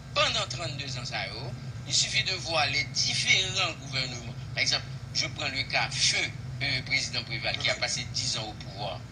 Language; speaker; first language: French; non-native, local second language; Haitian Creole